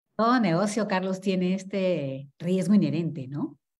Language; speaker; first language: Spanish; native; Spanish